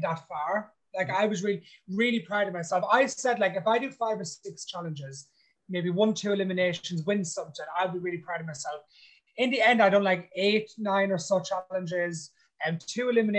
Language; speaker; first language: English; native; English